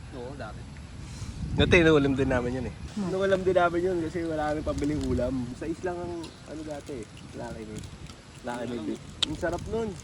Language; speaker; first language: Filipino; native; Filipino